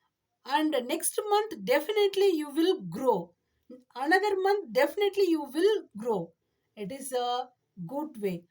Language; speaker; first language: English; non-native, learner; Tamil